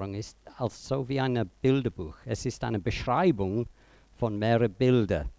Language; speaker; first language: German; non-native, fluent; English